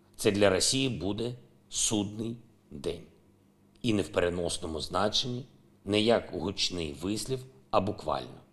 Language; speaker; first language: Ukrainian; non-native, local second language; Russian